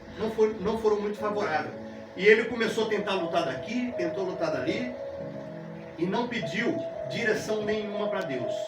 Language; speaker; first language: Portuguese; native; Portuguese